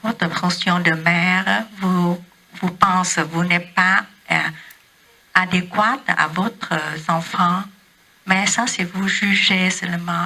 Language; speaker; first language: French; non-native, learner; Vietnamese